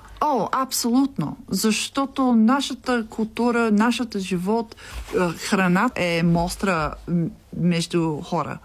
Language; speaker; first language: Bulgarian; non-native, learner; English